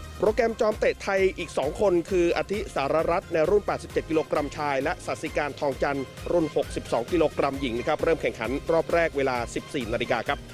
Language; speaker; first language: Thai; native; Thai